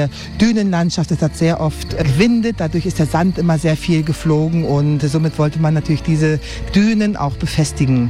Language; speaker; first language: German; native; German